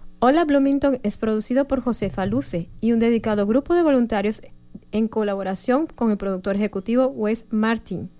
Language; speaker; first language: Spanish; native; Spanish